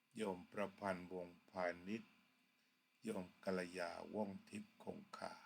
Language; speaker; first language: Thai; native; Thai